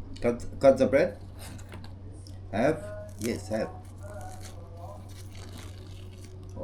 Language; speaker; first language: English; non-native, learner; Arabic